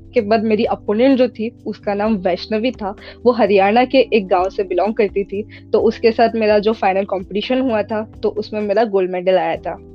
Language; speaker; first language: Hindi; native; Hindi